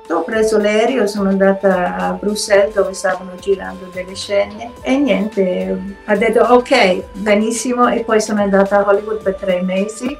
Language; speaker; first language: Italian; non-native, fluent; English